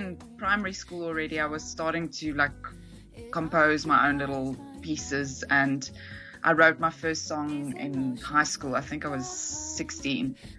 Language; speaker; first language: English; native; English